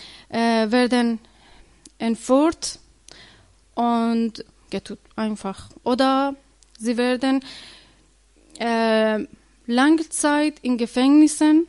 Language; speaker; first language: German; non-native, learner; Persian